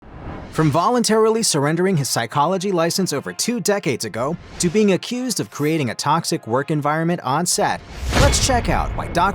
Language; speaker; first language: English; native; English